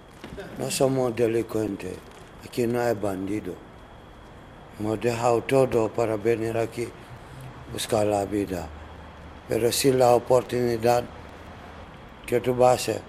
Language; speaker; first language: Spanish; non-native, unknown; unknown